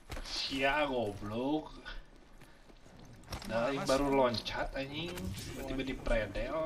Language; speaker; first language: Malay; non-native, local second language; Sundanese